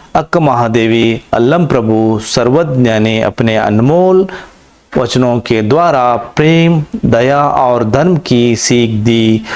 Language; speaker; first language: Hindi; non-native, local second language; Kannada